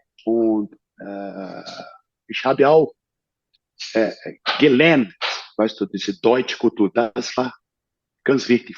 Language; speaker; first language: German; non-native, fluent; Portuguese